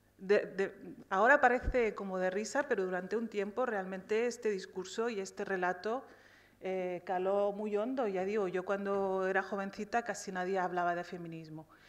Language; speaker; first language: Spanish; early bilingual, other home language; Riffian